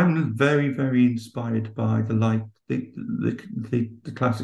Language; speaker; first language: English; native; English